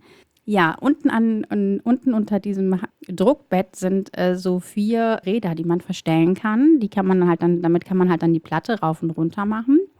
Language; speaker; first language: German; native; German